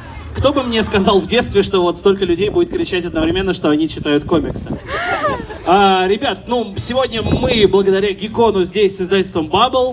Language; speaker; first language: Russian; native; Russian